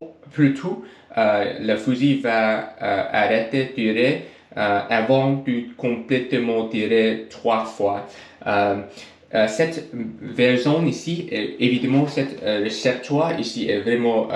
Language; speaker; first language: French; non-native, learner; English